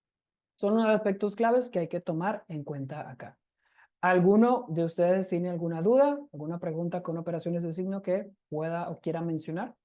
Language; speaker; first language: Spanish; native; Spanish